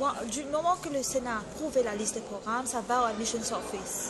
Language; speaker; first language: French; non-native, local second language; Morisyen